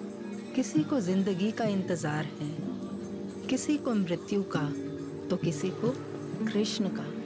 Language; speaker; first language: Hindi; native; Hindi